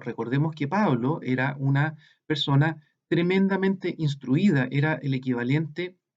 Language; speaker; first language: Spanish; native; Spanish